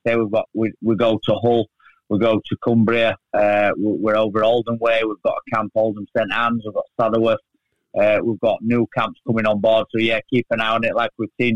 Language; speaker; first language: English; native; English